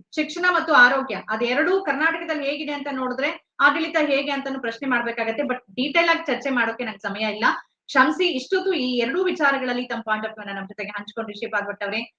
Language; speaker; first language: Kannada; native; Kannada